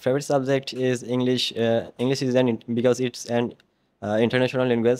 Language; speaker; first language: English; non-native, learner; Bangla